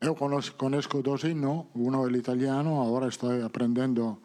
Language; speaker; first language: Portuguese; non-native, fluent; Italian